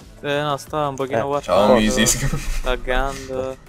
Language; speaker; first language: Italian; native; Italian